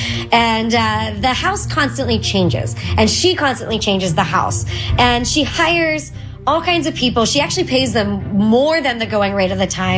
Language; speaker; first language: English; native; English